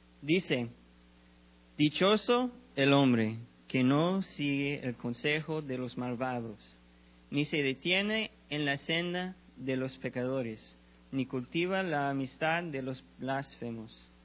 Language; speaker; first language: Spanish; non-native, learner; English